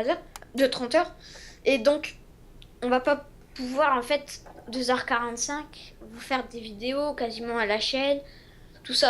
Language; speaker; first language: French; native; French